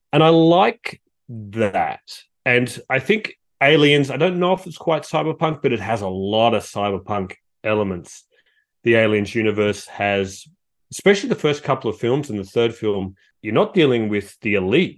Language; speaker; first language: English; native; English